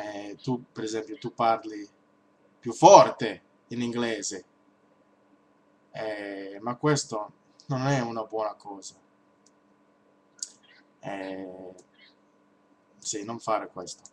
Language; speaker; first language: Italian; non-native, learner; English